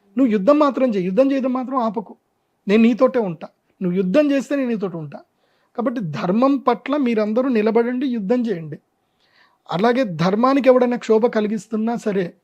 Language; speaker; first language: Telugu; non-native, local second language; Marwari